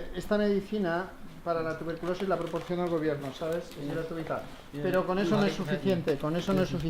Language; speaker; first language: Spanish; native; Spanish